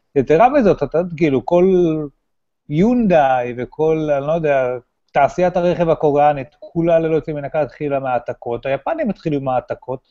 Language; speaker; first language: Hebrew; native; Hebrew